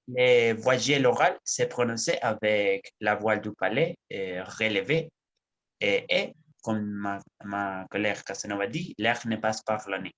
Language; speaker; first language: French; non-native, learner; Spanish